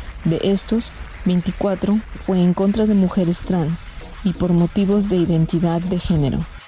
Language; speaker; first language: Spanish; native; Spanish